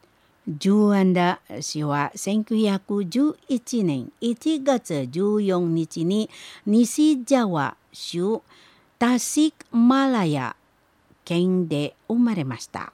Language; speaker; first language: Japanese; non-native, learner; Indonesian